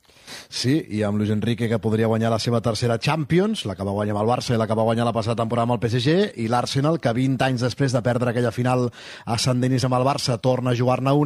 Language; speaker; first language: Catalan; native; Catalan